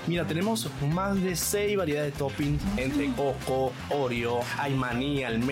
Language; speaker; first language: Spanish; native; Spanish